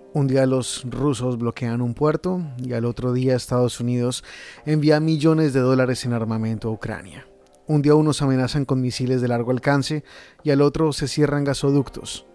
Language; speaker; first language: Spanish; native; Spanish